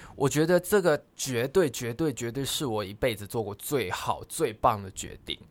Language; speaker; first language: Chinese; non-native, local second language; Cantonese